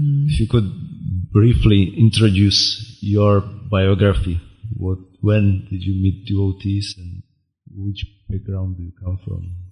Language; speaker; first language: English; non-native, fluent; Czech